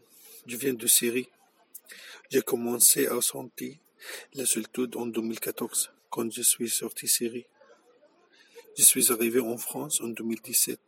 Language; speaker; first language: French; non-native, learner; Arabic